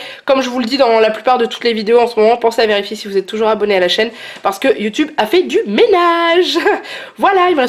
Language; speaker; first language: French; native; French